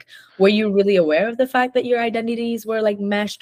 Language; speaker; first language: English; non-native, local second language; Hindi